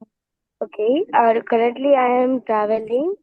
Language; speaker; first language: English; non-native, learner; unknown